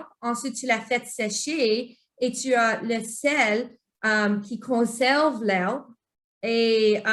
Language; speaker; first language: French; non-native, local second language; English